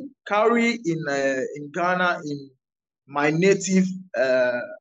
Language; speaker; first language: English; non-native, local second language; Ewe